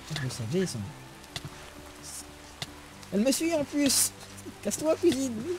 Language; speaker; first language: French; native; French